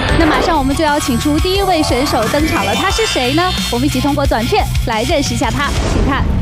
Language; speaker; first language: Chinese; native; Chinese